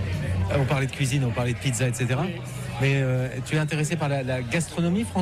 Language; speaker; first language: French; native; French